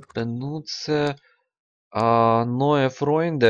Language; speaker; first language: German; non-native, learner; Russian